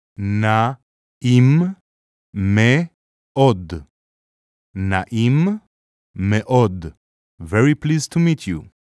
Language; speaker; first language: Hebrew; native; Hebrew